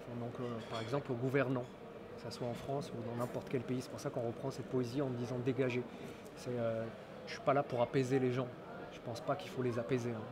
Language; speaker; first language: French; non-native, local second language; Arabic